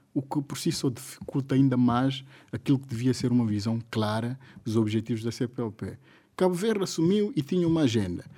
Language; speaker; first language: Portuguese; non-native, local second language; Upper Guinea Crioulo